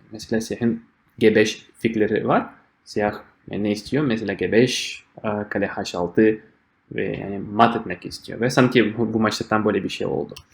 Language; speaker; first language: Turkish; non-native, fluent; Russian